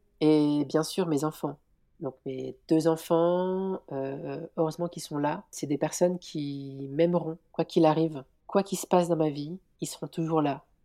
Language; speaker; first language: French; native; French